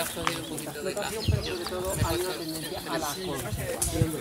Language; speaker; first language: Spanish; native; Spanish